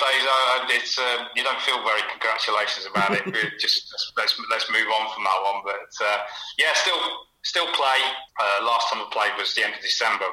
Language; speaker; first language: English; native; English